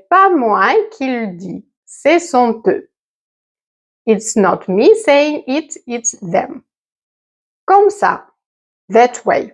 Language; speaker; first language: French; native; French